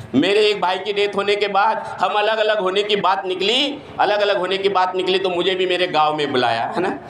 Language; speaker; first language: Hindi; non-native, local second language; Marathi